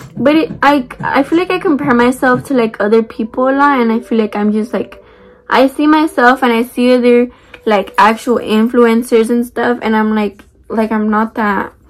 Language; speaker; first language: English; early bilingual, other home language; Spanish